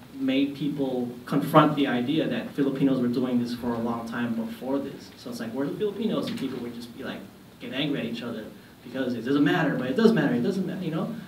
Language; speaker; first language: English; native; English